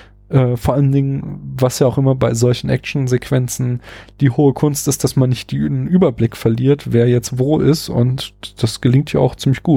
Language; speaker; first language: German; native; German